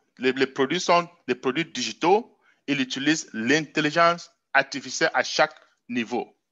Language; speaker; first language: French; non-native, local second language; English